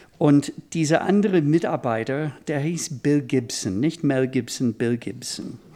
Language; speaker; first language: German; non-native, fluent; English